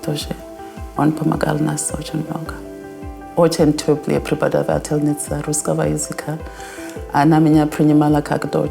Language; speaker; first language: Russian; non-native, fluent; North Ndebele